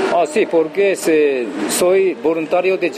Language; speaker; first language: Spanish; non-native, learner; Japanese